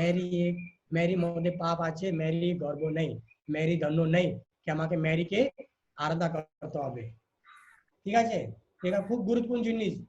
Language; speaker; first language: Bangla; non-native, learner; Hindi